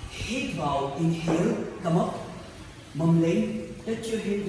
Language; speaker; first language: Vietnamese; non-native, learner; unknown